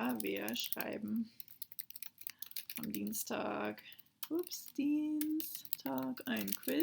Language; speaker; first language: German; non-native, fluent; English